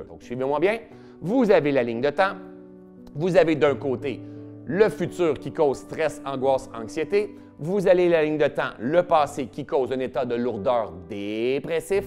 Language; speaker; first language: French; native; French